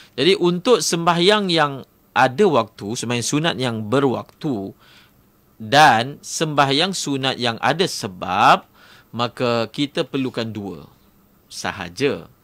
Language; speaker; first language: Malay; native; Malay